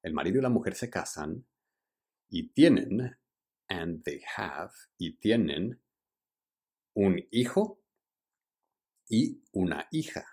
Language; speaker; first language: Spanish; early bilingual, heritage; Spanish